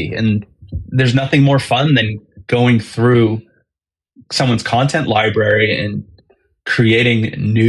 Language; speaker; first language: English; native; English